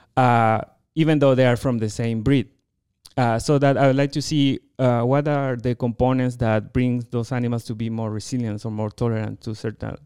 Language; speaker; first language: English; non-native, fluent; Spanish